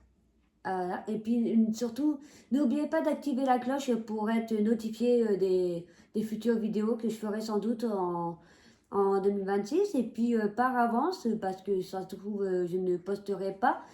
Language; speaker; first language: French; native; French